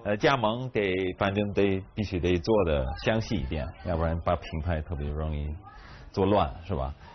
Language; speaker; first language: Chinese; non-native, fluent; English